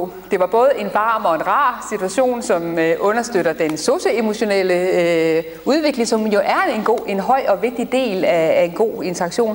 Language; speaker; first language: Danish; native; Danish